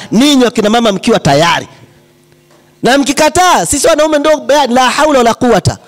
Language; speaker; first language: Swahili; native; Swahili